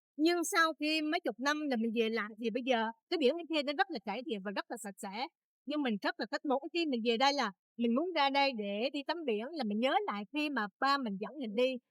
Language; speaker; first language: Vietnamese; native; Vietnamese